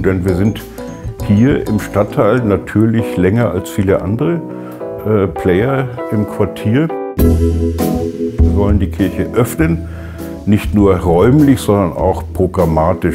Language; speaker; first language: German; native; German